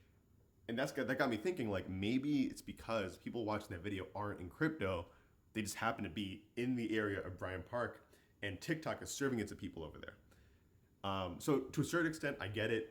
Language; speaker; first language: English; native; English